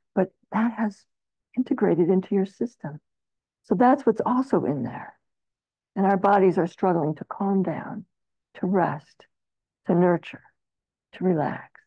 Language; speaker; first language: English; native; English